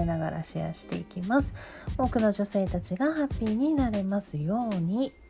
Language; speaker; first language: Japanese; native; Japanese